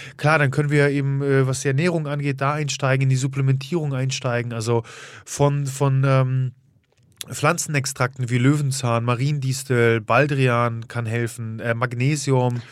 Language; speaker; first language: German; early bilingual, other home language; Polish